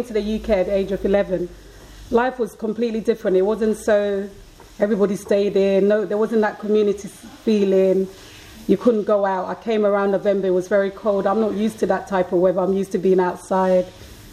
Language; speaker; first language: English; early bilingual, other home language; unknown